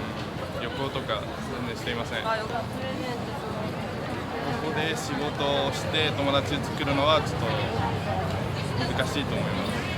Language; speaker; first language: Japanese; non-native, fluent; Spanish